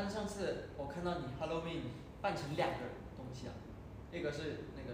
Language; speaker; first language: Chinese; native; Chinese